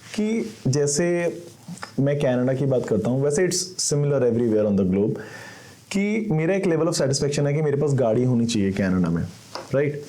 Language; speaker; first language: Hindi; native; Hindi